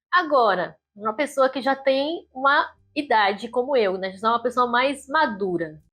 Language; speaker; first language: Portuguese; native; Portuguese